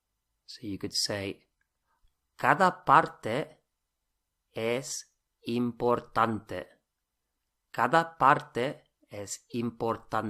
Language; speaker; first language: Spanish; non-native, fluent; English